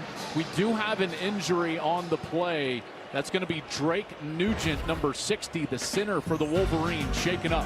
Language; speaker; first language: English; native; English